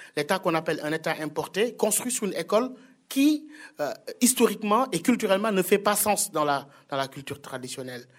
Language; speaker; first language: French; non-native, local second language; Wolof